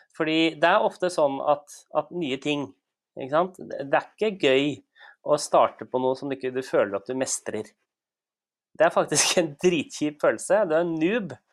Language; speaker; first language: Norwegian; native; Norwegian